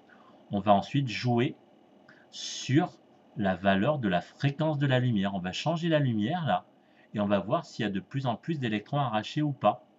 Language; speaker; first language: French; native; French